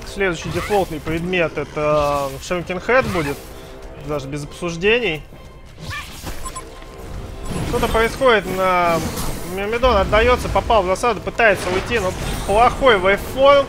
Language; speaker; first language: Russian; native; Russian